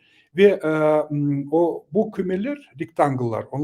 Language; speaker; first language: Turkish; non-native, learner; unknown